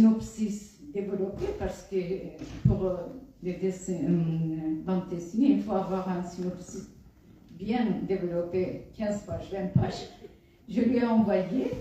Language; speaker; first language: French; non-native, fluent; Kurdish